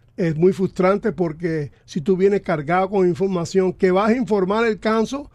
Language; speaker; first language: Spanish; early bilingual, heritage; Spanish